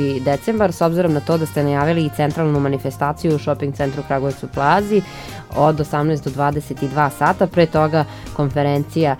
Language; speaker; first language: Serbian; native; Serbian